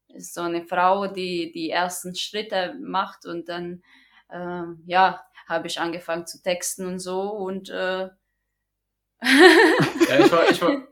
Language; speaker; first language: German; non-native, fluent; Croatian